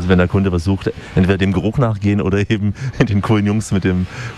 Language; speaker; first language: German; native; German